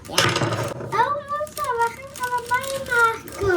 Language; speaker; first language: Dutch; early bilingual, other home language; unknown